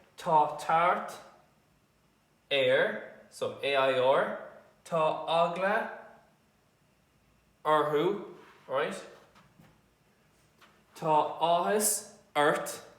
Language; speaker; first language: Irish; non-native, fluent; English